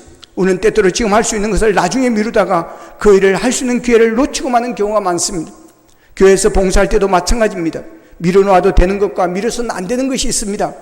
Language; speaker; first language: Korean; native; Korean